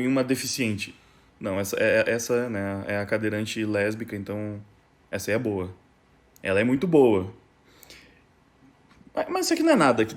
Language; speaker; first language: Portuguese; native; Portuguese